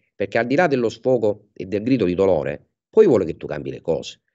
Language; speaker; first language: Italian; native; Italian